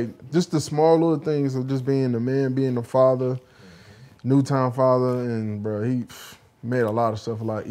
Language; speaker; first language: English; native; English